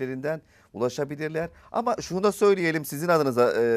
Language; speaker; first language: Turkish; native; Turkish